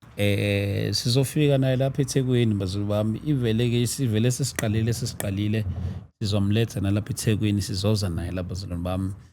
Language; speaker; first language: Zulu; native; Zulu